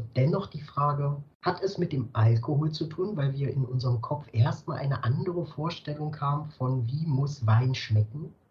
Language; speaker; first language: German; non-native, fluent; French